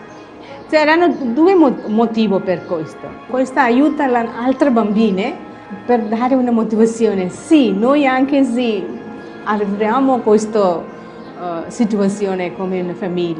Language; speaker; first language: Italian; non-native, learner; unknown